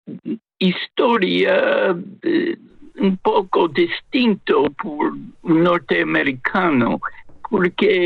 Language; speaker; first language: Spanish; non-native, fluent; English